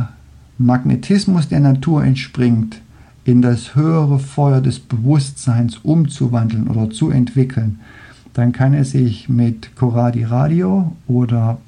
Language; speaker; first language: German; non-native, fluent; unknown